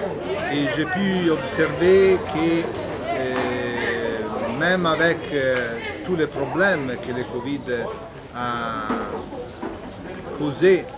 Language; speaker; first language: French; non-native, fluent; Italian